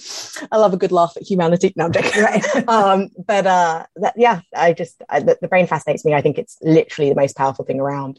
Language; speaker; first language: English; native; English